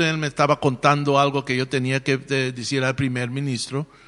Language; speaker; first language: Spanish; non-native, fluent; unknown